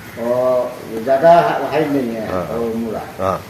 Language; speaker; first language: Hindi; non-native, local second language; Bangla